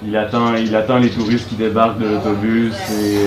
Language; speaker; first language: French; native; French